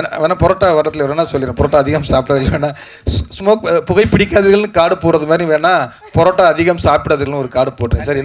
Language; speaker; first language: Tamil; native; Tamil